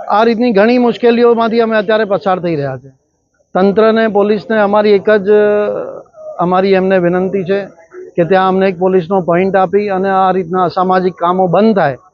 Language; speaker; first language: Gujarati; native; Gujarati